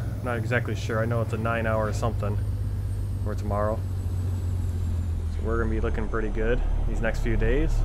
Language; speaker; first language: English; native; English